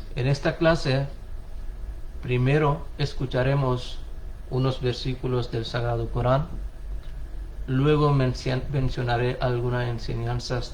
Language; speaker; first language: Spanish; non-native, fluent; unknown